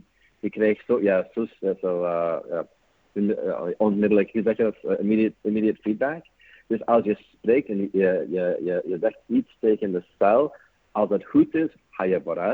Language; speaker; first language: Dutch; non-native, fluent; English